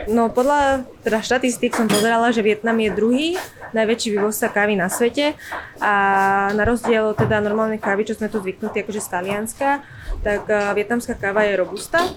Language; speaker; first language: Slovak; early bilingual, other home language; Vietnamese